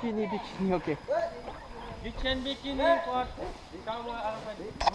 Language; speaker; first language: English; non-native, learner; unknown